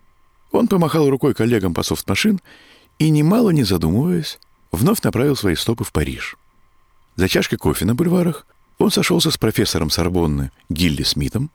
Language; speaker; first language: Russian; native; Russian